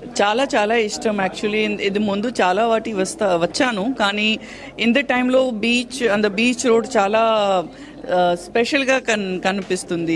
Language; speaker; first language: Telugu; non-native, learner; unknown